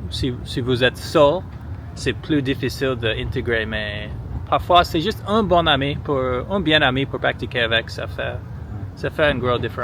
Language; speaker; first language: French; non-native, local second language; English